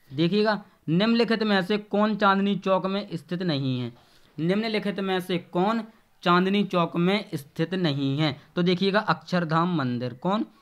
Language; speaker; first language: Hindi; native; Hindi